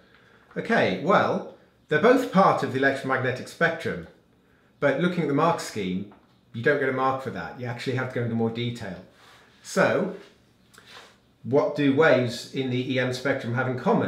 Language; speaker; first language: English; native; English